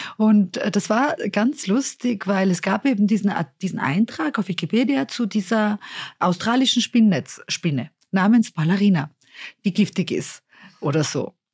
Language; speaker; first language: German; early bilingual, other home language; Serbian